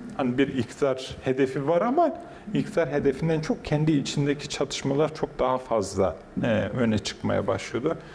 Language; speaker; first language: Turkish; non-native, local second language; Kurdish